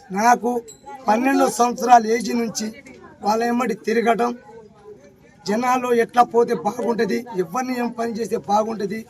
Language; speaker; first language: Telugu; non-native, local second language; Lambadi